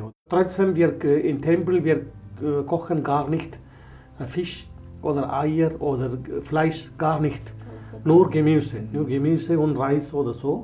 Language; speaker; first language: German; non-native, learner; Tamil